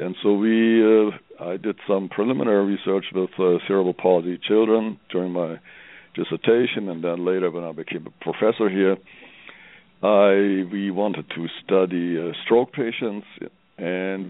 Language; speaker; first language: English; non-native, fluent; German